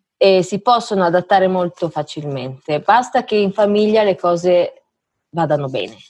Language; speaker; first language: Italian; early bilingual, heritage; Italian